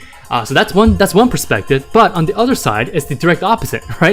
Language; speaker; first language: English; native; English